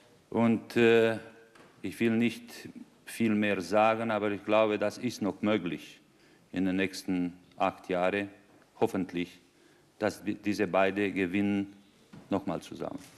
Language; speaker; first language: German; non-native, fluent; Romanian